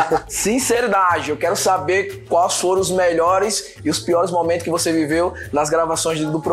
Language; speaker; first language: Portuguese; native; Portuguese